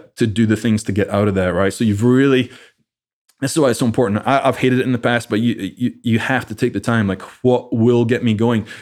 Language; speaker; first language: English; native; English